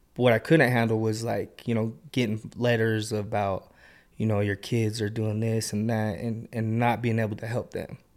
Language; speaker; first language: English; native; English